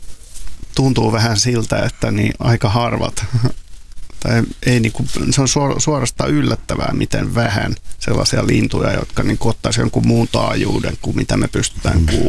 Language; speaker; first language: Finnish; native; Finnish